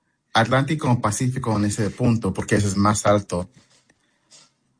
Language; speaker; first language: Spanish; non-native, learner; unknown